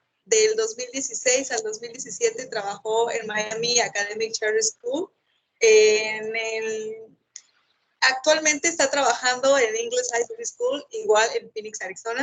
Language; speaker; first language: Spanish; native; Spanish